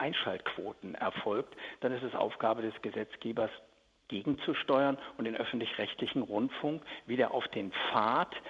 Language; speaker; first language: German; native; German